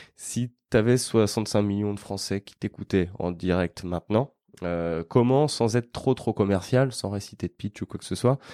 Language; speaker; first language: French; native; French